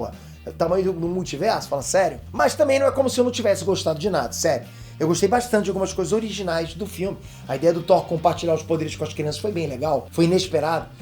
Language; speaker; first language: Portuguese; native; Portuguese